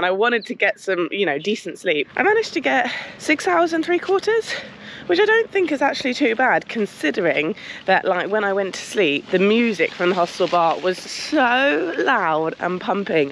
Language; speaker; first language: English; native; English